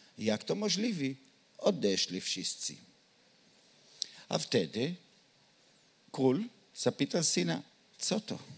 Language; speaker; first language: Polish; non-native, learner; Hebrew